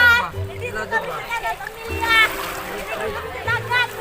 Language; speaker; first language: Filipino; non-native, local second language; Cebuano